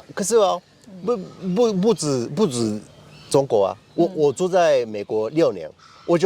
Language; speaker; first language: Chinese; non-native, fluent; English